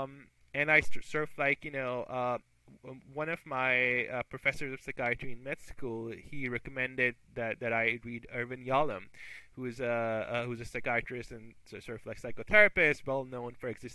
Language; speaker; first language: English; non-native, local second language; Urdu